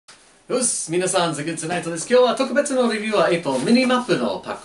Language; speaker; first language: Japanese; non-native, learner; English